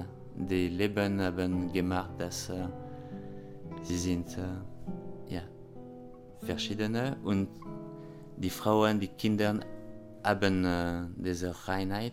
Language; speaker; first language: German; non-native, learner; French